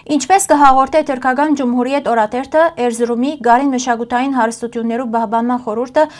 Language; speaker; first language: Armenian; early bilingual, heritage; Armenian